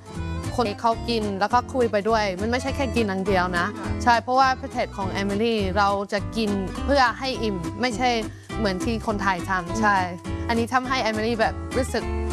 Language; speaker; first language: Thai; non-native, fluent; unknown